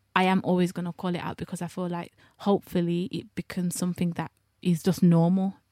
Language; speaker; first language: English; native; English